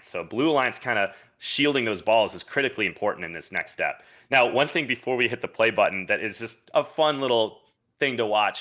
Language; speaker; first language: English; native; English